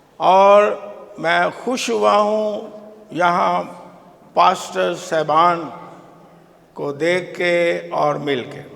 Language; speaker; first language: Urdu; non-native, local second language; Punjabi